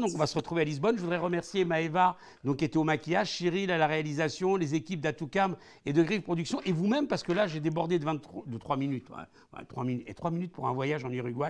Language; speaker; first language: French; native; French